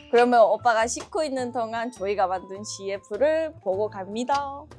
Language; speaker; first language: Korean; non-native, fluent; Japanese